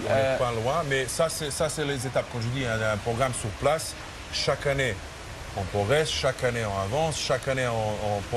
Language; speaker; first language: French; non-native, fluent; Serbian